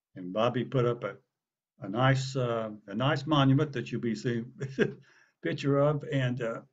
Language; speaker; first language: English; native; English